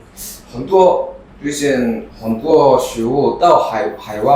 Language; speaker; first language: Chinese; non-native, learner; Korean